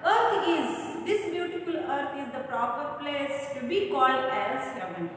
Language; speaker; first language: English; non-native, local second language; Kannada